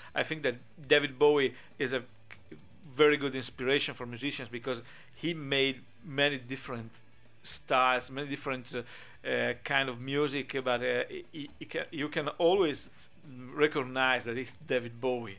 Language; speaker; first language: English; non-native, fluent; Italian